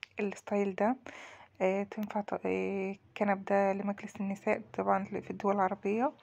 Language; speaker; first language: Arabic; native; Arabic